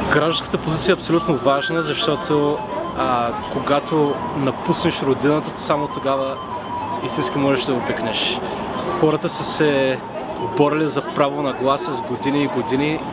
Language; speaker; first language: Bulgarian; native; Bulgarian